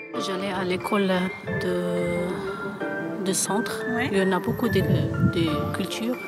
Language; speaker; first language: French; non-native, fluent; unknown